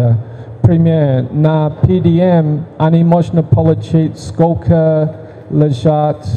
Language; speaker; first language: Russian; non-native, learner; English